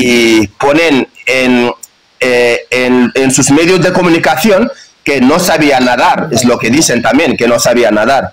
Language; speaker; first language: Spanish; non-native, fluent; Wolof